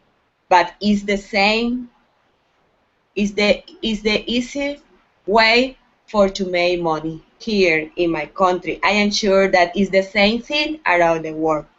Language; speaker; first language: English; non-native, learner; Spanish